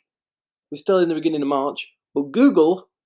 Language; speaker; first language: English; native; English